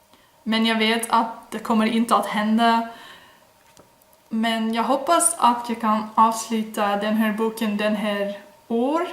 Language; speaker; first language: Swedish; non-native, learner; Dutch